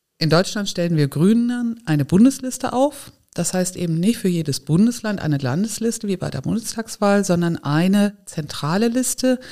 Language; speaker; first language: German; native; German